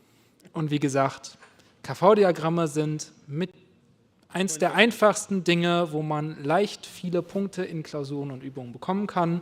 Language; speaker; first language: German; native; German